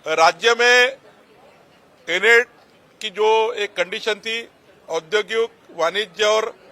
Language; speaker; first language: Hindi; non-native, local second language; Marathi